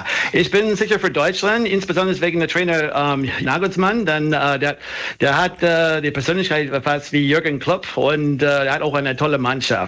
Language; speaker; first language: German; non-native, fluent; English